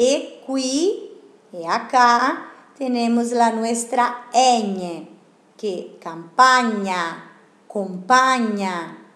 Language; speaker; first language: Spanish; non-native, fluent; Portuguese